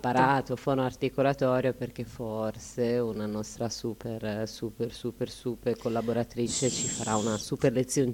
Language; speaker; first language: Italian; native; Italian